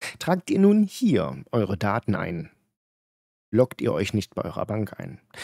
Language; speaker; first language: German; native; German